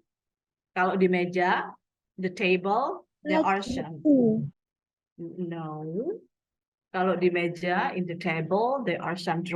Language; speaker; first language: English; non-native, fluent; Indonesian